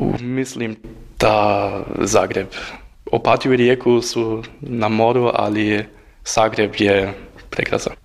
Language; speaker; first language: Croatian; non-native, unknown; German